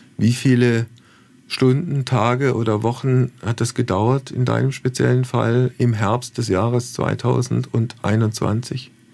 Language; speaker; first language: German; native; German